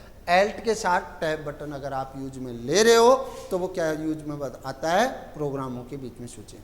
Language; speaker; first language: Hindi; native; Hindi